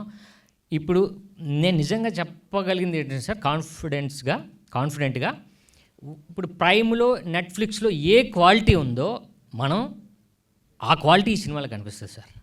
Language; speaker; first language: Telugu; native; Telugu